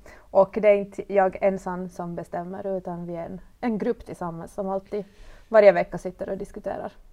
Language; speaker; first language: Swedish; native; Swedish